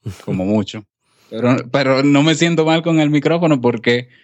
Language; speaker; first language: Spanish; native; Spanish